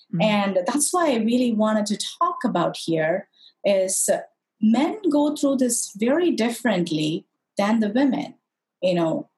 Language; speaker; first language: English; non-native, local second language; Tamil